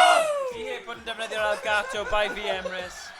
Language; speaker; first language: Welsh; native; Welsh